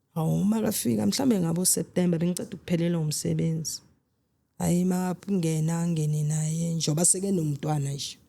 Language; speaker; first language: Zulu; native; Zulu